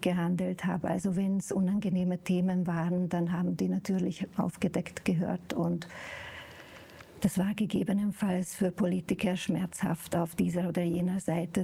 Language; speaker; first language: German; non-native, fluent; Hungarian